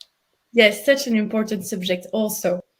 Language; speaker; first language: English; non-native, fluent; French